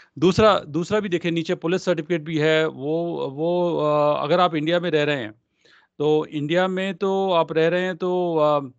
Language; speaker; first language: Hindi; non-native, local second language; Punjabi